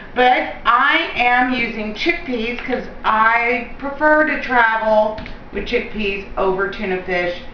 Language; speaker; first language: English; native; English